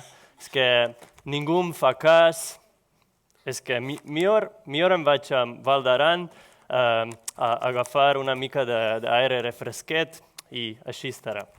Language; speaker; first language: Catalan; non-native, local second language; Spanish